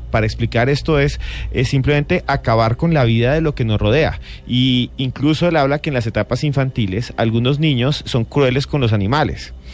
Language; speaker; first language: Spanish; native; Spanish